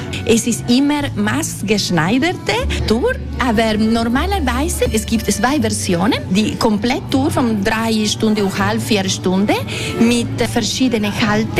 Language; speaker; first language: German; non-native, local second language; Italian